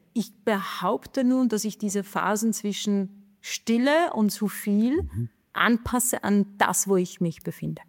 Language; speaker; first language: German; non-native, fluent; Czech